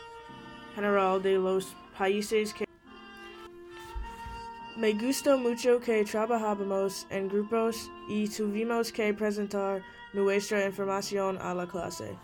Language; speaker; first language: Spanish; non-native, fluent; English